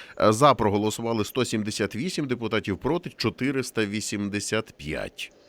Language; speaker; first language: Ukrainian; native; Ukrainian